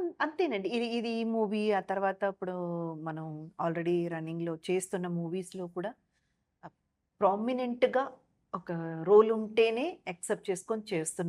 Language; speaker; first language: Telugu; native; Telugu